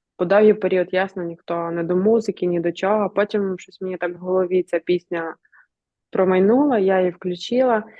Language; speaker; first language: Ukrainian; native; Ukrainian